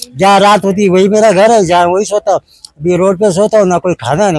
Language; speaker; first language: Hindi; non-native, local second language; Marathi